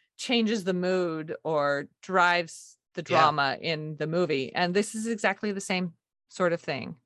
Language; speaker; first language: English; native; English